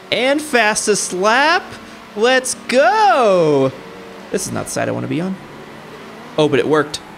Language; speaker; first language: English; native; English